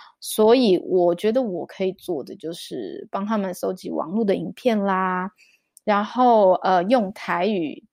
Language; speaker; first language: Chinese; native; Chinese